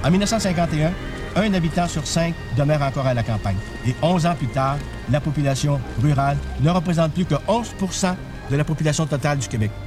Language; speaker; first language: French; native; French